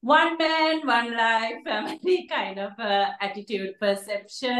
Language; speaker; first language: English; non-native, local second language; Sinhala